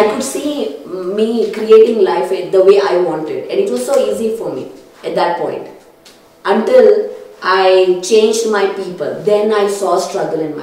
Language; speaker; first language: English; non-native, local second language; Telugu